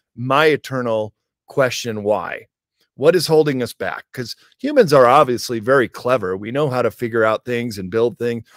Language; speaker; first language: English; native; English